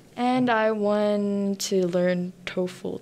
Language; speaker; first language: English; non-native, learner; Korean